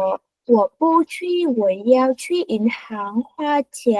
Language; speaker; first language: Chinese; non-native, learner; Vietnamese